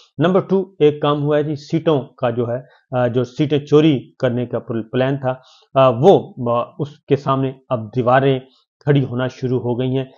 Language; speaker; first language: Urdu; native; Urdu